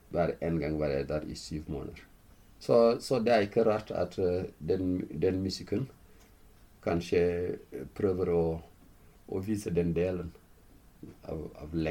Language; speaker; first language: Norwegian; non-native, fluent; Fula